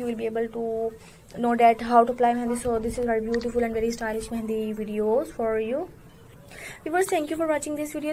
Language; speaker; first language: English; non-native, local second language; Urdu